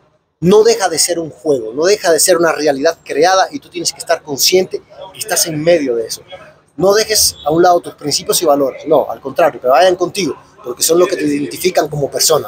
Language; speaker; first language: Spanish; native; Spanish